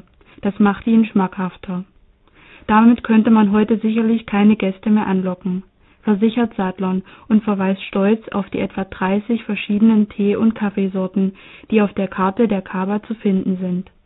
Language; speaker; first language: German; native; German